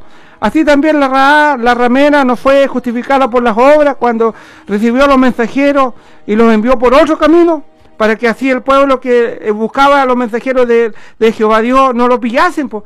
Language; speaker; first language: Spanish; native; Spanish